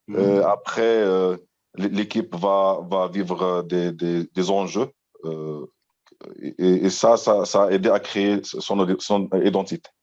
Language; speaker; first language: French; non-native, local second language; Arabic